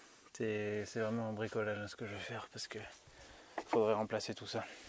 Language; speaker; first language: French; native; French